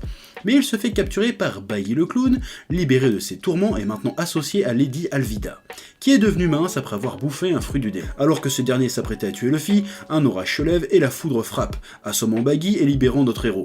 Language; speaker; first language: French; native; French